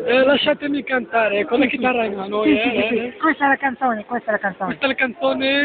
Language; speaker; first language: Italian; non-native, learner; Arabic